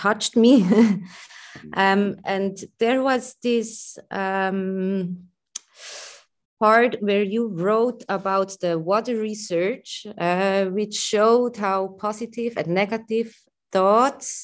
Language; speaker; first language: English; non-native, fluent; German